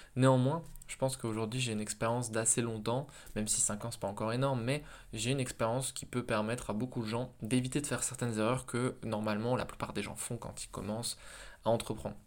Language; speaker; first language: French; native; French